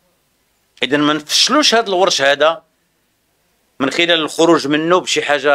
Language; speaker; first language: Arabic; native; Arabic